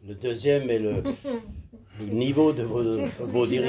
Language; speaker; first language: French; native; French